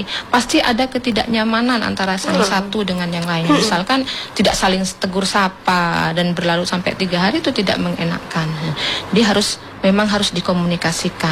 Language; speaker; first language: Indonesian; native; Indonesian